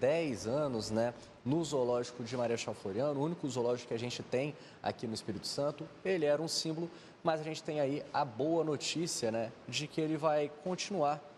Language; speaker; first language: Portuguese; native; Portuguese